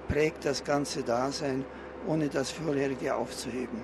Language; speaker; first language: German; native; German